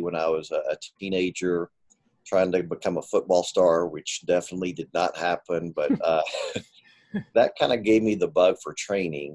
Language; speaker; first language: English; native; English